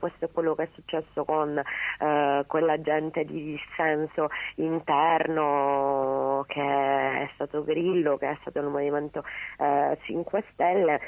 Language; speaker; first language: Italian; native; Italian